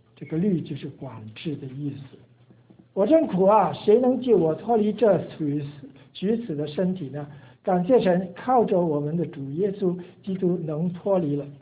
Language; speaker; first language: Chinese; non-native, local second language; Cantonese